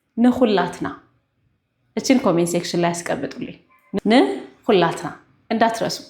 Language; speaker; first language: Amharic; non-native, local second language; Tigrinya